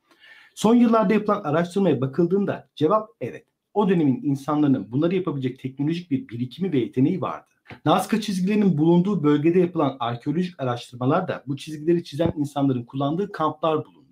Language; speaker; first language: Turkish; native; Turkish